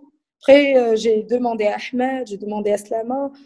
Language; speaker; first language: French; non-native, local second language; Arabic